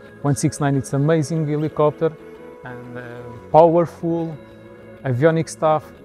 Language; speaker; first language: English; non-native, learner; Portuguese